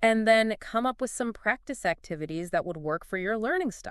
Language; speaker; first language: English; native; English